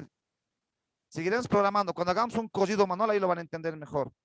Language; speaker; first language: Spanish; native; Spanish